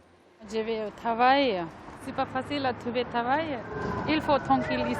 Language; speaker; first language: French; non-native, learner; Tibetan